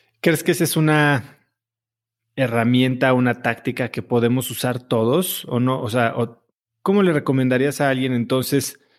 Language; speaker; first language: Spanish; native; Spanish